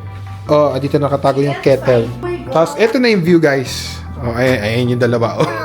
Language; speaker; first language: Filipino; native; Filipino